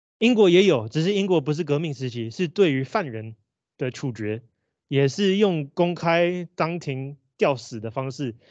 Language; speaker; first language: Chinese; native; Chinese